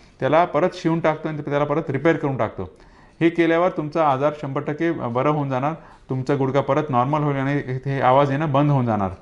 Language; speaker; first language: Marathi; non-native, local second language; Hindi